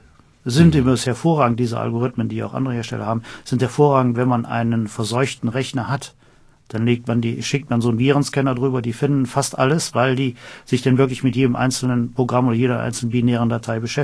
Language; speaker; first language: German; native; German